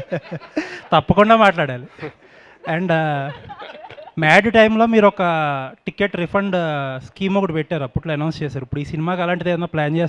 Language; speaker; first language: Telugu; native; Telugu